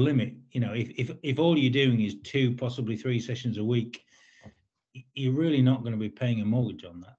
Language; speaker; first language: English; native; English